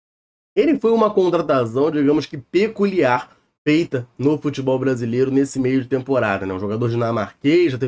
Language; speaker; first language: Portuguese; native; Portuguese